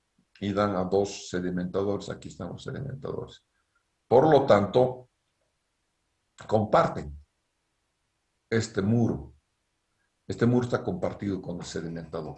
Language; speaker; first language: Spanish; native; Spanish